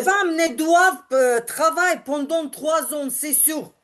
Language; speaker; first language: French; non-native, learner; Ukrainian